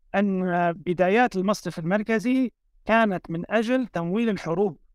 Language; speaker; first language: Arabic; native; Arabic